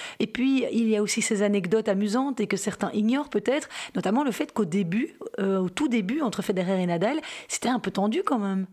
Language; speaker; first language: French; native; French